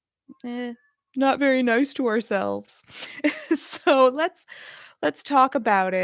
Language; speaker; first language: English; native; English